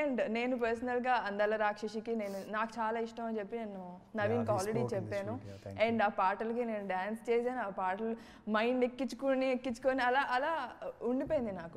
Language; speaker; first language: Telugu; native; Telugu